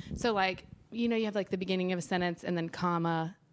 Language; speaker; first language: English; native; English